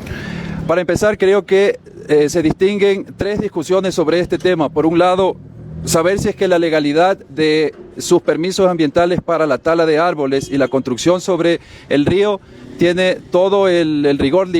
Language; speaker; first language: Spanish; native; Spanish